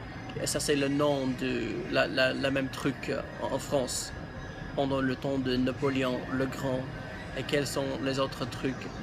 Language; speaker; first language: French; non-native, learner; English